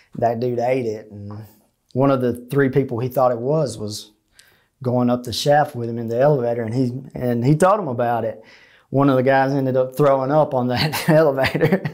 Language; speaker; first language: English; native; English